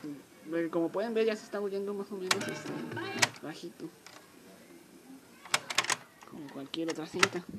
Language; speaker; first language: Spanish; native; Spanish